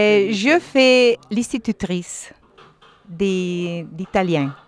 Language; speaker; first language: French; non-native, learner; Italian